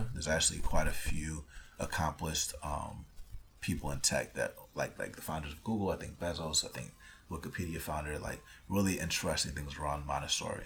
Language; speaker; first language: English; early bilingual, other home language; Spanish